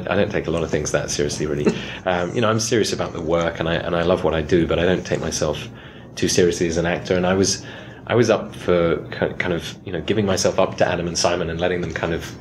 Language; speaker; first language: English; native; English